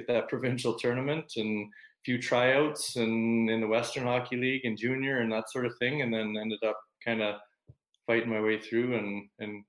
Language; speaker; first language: English; native; English